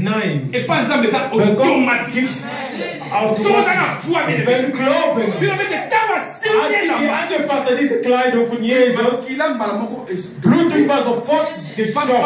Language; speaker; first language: German; non-native, learner; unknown